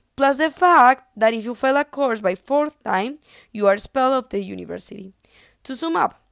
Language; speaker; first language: English; non-native, fluent; Spanish